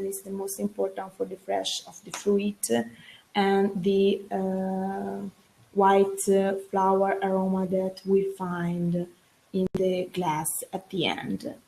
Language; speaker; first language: English; non-native, learner; Italian